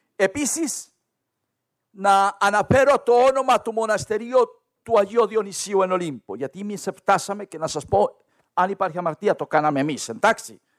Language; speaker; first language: Greek; non-native, learner; Spanish